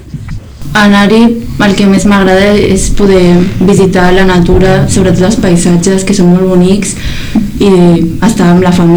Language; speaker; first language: Catalan; early bilingual, other home language; Chinese